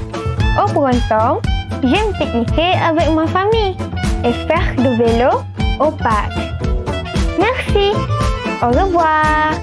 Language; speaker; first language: French; non-native, learner; Malay